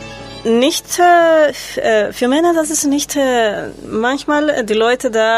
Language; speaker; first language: German; non-native, learner; Spanish